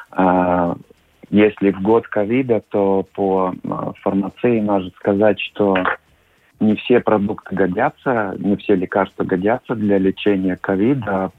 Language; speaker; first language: Russian; non-native, local second language; Latvian